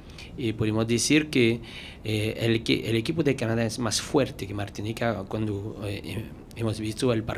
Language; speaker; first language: Spanish; non-native, learner; French